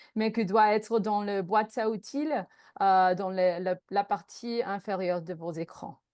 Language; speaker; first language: French; non-native, learner; English